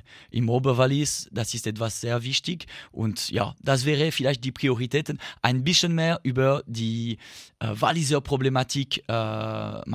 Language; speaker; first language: German; non-native, local second language; French